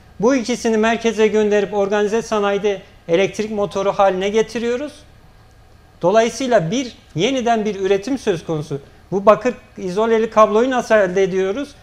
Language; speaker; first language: Turkish; native; Turkish